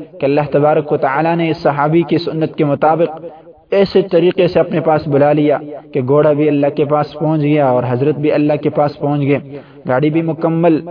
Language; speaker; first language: Urdu; non-native, local second language; Pashto